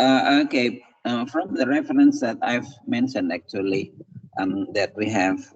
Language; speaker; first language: English; non-native, fluent; Indonesian